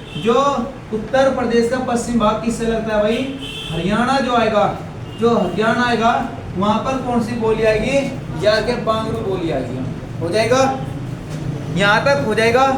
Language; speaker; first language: Hindi; native; Hindi